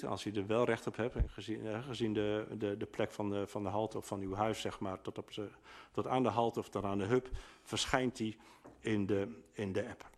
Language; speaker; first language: Dutch; native; Dutch